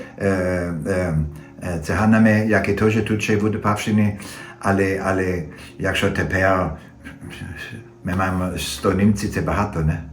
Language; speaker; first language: Ukrainian; non-native, learner; German